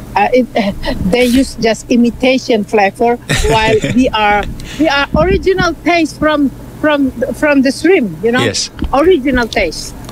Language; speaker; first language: English; non-native, learner; Indonesian